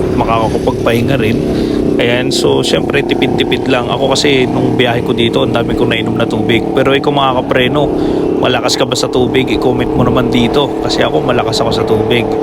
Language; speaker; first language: Filipino; native; Filipino